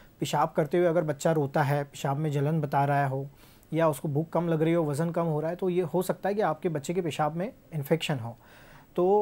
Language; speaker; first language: Hindi; native; Hindi